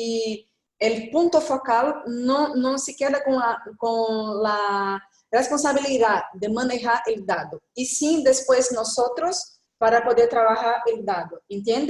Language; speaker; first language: Spanish; non-native, fluent; Portuguese